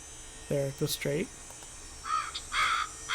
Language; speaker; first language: English; native; English